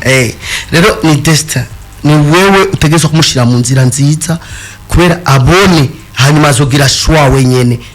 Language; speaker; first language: Rundi; native; Rundi